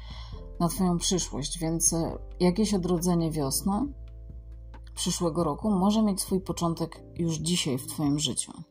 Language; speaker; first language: Polish; native; Polish